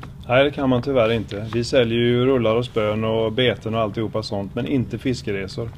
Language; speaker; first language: Swedish; native; Swedish